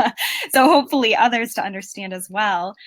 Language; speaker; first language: English; native; English